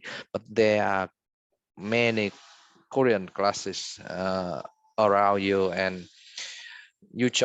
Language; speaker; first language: English; non-native, fluent; Vietnamese